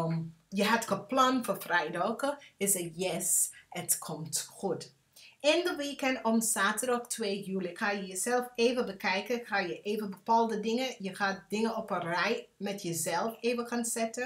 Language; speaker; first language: Dutch; non-native, learner; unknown